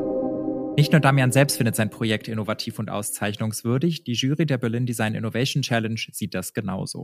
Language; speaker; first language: German; native; German